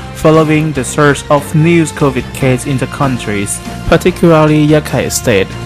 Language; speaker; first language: English; non-native, learner; Thai